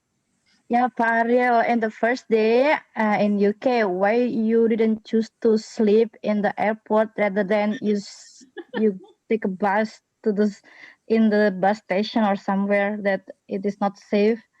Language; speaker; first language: English; non-native, fluent; Indonesian